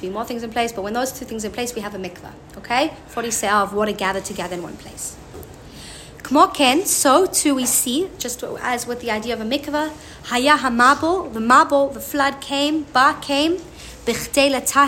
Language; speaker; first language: English; native; English